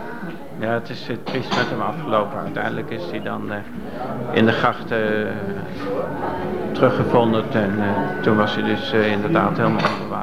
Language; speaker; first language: Dutch; native; Dutch